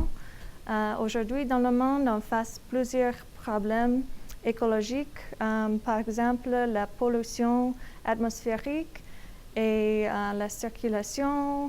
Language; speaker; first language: French; non-native, learner; English